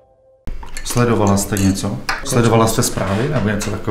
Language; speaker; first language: Czech; native; Czech